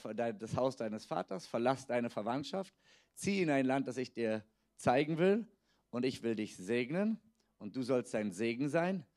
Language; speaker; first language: German; native; German